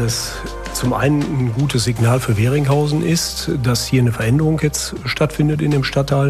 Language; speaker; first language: German; native; German